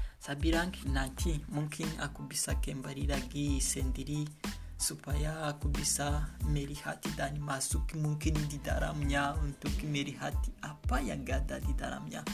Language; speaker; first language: Indonesian; non-native, learner; Kinyarwanda